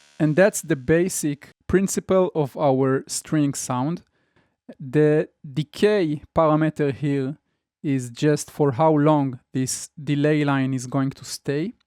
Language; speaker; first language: English; non-native, fluent; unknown